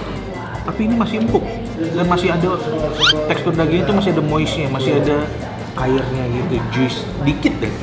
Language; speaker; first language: Indonesian; native; Indonesian